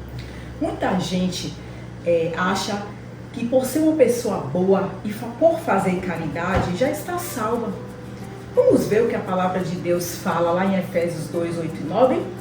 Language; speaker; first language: Portuguese; native; Portuguese